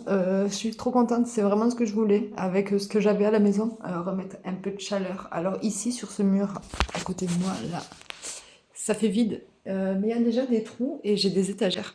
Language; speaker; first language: French; native; French